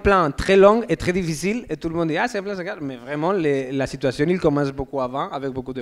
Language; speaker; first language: French; non-native, learner; Spanish